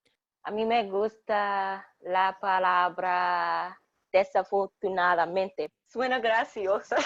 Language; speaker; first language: Spanish; non-native, learner; English